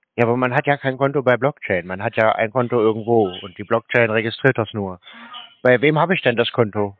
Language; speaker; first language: German; native; German